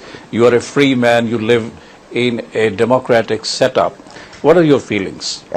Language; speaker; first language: English; non-native, local second language; Urdu